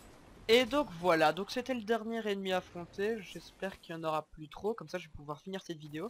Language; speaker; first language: French; native; French